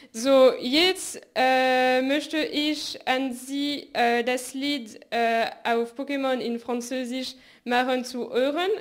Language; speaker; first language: German; non-native, learner; French